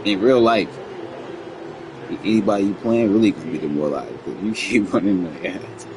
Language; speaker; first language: English; native; English